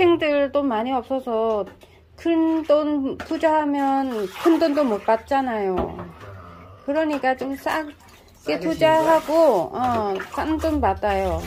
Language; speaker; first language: Korean; non-native, learner; Vietnamese